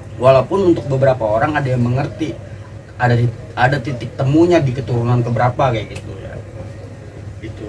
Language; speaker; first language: Indonesian; native; Indonesian